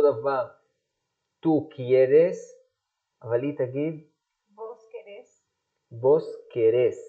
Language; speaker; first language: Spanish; non-native, fluent; Hebrew